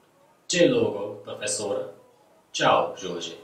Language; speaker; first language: Portuguese; non-native, learner; English